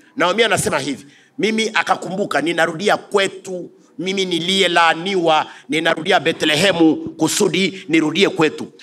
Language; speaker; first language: Swahili; non-native, local second language; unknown